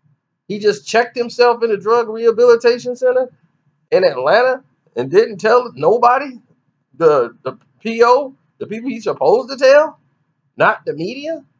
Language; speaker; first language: English; native; English